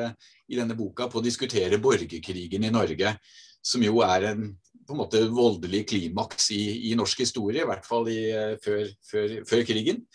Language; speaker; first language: Norwegian; native; Norwegian